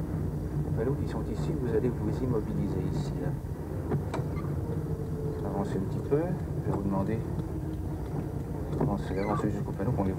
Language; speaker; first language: French; native; French